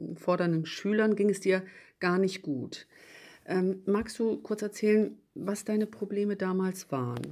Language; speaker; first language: German; native; German